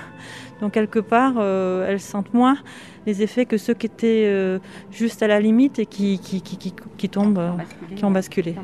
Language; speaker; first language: French; native; French